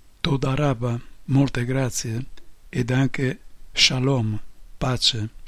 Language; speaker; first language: Italian; non-native, fluent; Polish